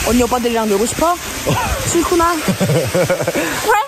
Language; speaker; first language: Korean; native; Korean